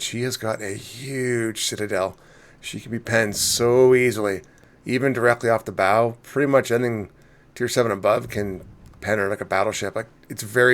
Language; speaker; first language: English; native; English